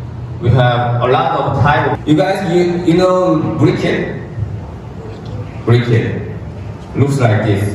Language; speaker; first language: English; non-native, learner; Korean